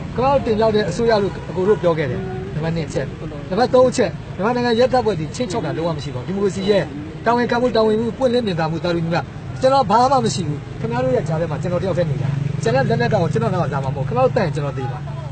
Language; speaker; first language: Burmese; native; Burmese